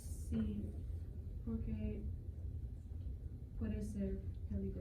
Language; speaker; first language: Spanish; non-native, learner; English